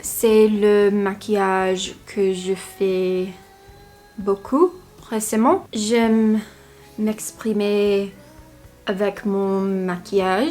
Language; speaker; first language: French; non-native, learner; English